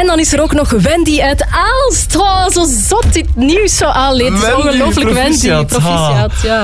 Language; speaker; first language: Dutch; native; Dutch